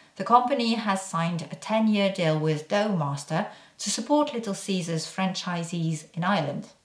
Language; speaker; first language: English; non-native, fluent; French